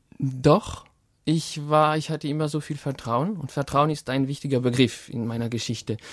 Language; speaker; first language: German; non-native, fluent; French